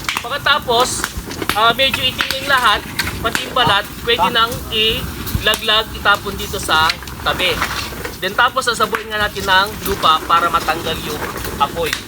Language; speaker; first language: Filipino; non-native, local second language; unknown